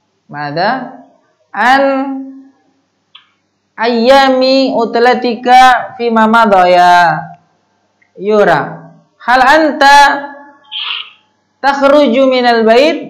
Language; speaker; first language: Arabic; non-native, fluent; Indonesian